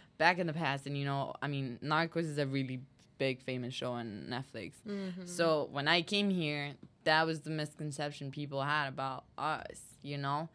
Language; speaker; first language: English; non-native, fluent; Spanish